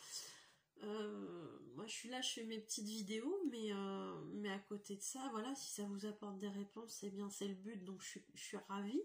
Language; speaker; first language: French; native; French